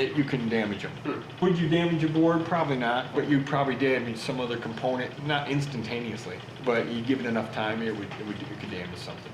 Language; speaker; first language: English; native; English